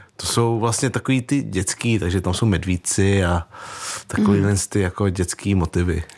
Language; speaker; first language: Czech; early bilingual, other home language; Vietnamese